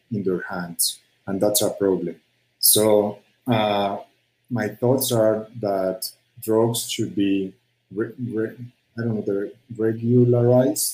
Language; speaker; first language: English; non-native, fluent; Spanish